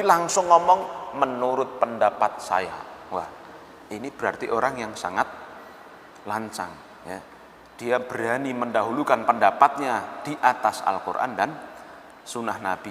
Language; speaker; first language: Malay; non-native, local second language; Javanese